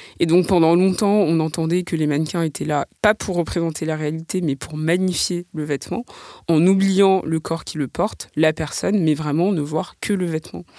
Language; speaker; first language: French; native; French